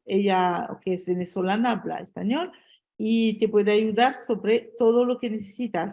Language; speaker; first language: Spanish; non-native, fluent; French